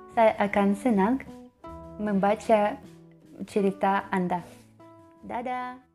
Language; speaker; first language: Indonesian; non-native, learner; Russian